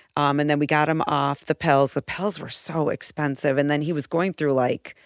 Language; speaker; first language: English; native; English